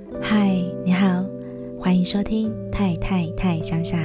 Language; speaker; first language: Chinese; native; Chinese